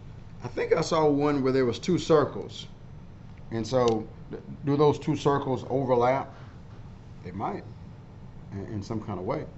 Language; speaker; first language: English; native; English